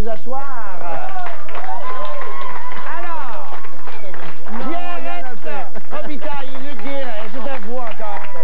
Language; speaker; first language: French; native; French